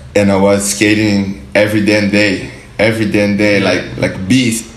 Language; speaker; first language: English; non-native, learner; Portuguese